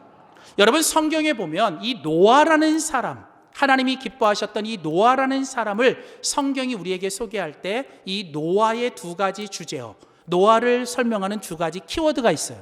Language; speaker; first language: Korean; native; Korean